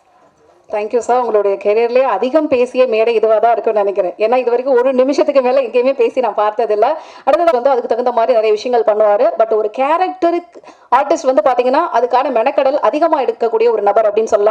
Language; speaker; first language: Tamil; native; Tamil